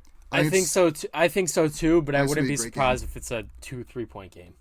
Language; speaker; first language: English; native; English